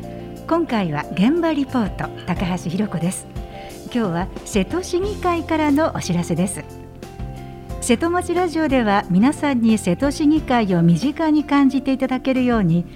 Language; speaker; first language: Japanese; native; Japanese